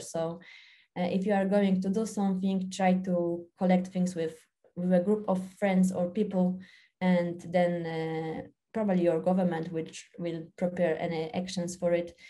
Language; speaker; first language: English; non-native, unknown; Polish